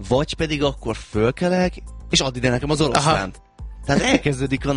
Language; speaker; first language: Hungarian; native; Hungarian